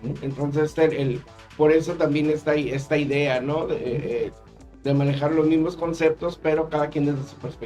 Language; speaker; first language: Spanish; native; Spanish